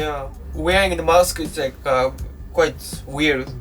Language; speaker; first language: English; non-native, learner; Japanese